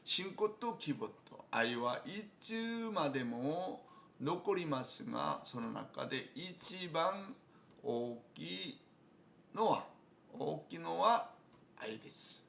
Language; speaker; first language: Japanese; non-native, fluent; Korean